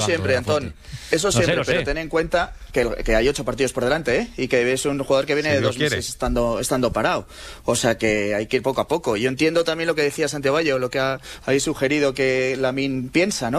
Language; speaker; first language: Spanish; native; Spanish